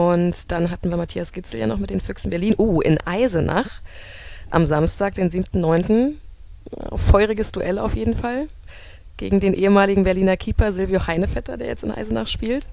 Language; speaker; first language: German; native; German